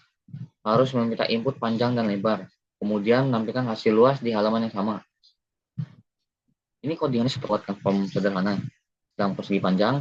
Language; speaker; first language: Indonesian; native; Indonesian